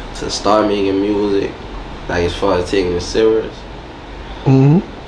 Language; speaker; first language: English; native; English